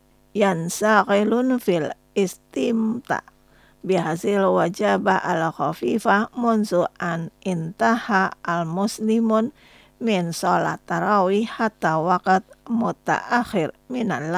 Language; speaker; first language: Arabic; non-native, fluent; Indonesian